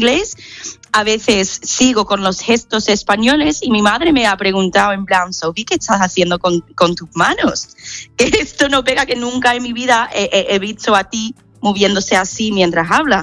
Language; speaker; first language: Spanish; non-native, fluent; English